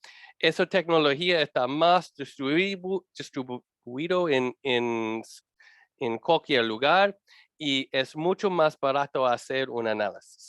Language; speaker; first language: Spanish; non-native, learner; English